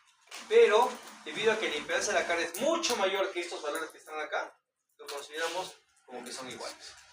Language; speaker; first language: Spanish; native; Spanish